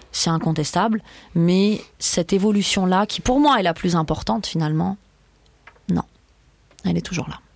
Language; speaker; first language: French; early bilingual, other home language; Persian